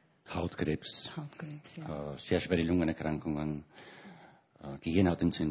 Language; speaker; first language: German; native; German